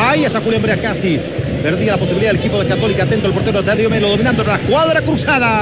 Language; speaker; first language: Spanish; native; Spanish